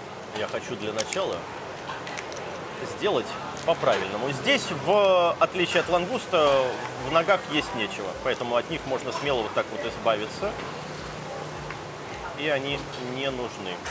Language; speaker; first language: Russian; native; Russian